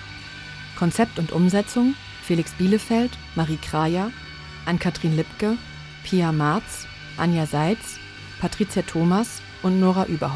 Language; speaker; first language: German; native; German